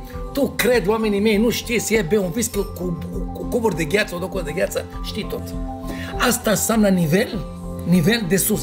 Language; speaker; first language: Romanian; non-native, fluent; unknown